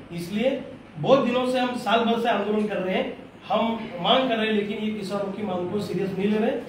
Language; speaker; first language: Hindi; non-native, local second language; Marathi